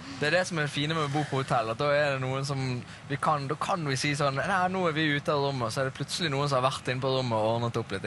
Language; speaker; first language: Norwegian; native; Norwegian